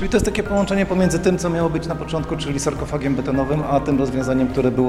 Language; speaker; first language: Polish; native; Polish